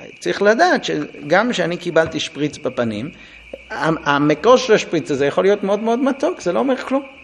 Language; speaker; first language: Hebrew; non-native, fluent; English